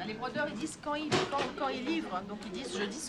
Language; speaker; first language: French; native; French